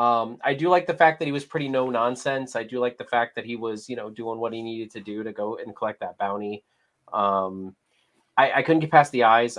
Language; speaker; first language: English; native; English